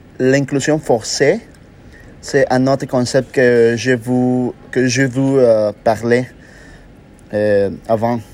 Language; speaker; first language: French; non-native, learner; Spanish